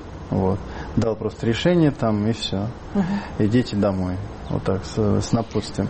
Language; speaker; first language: Russian; native; Russian